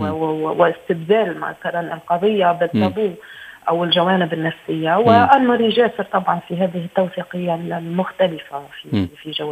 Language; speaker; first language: Arabic; native; Arabic